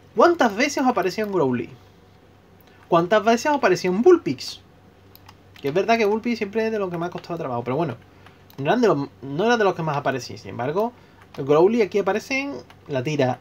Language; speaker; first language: Spanish; native; Spanish